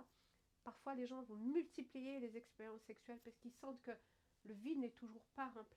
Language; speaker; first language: French; native; French